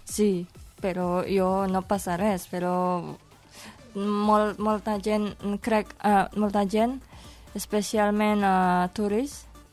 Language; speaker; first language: Catalan; non-native, learner; Indonesian